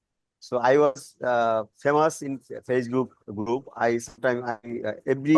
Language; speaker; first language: English; non-native, learner; Bangla